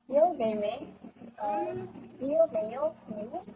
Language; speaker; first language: Chinese; non-native, learner; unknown